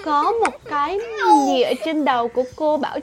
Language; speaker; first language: Vietnamese; early bilingual, heritage; Vietnamese